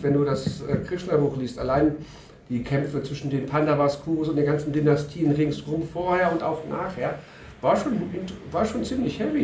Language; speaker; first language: German; native; German